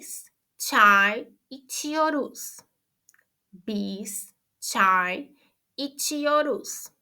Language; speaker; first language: Turkish; non-native, fluent; Portuguese